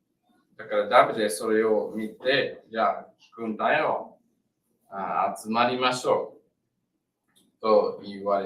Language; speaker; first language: Japanese; non-native, learner; English